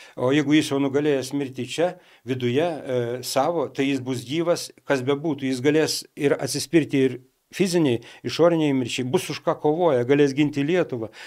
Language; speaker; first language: Lithuanian; native; Lithuanian